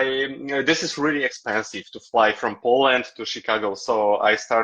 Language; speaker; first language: English; non-native, learner; Polish